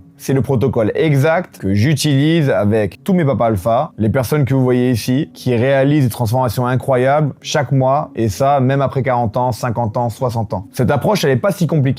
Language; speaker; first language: French; native; French